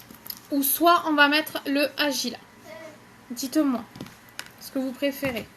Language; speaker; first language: French; native; French